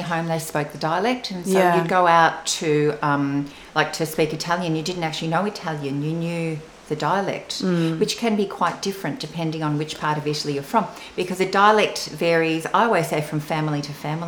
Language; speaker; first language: English; non-native, local second language; Venetian